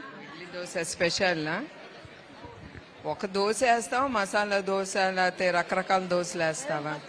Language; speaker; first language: Telugu; native; Telugu